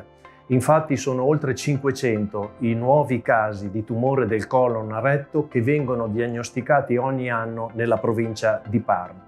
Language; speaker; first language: Italian; native; Italian